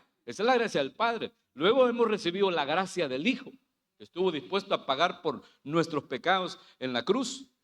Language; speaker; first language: Spanish; native; Spanish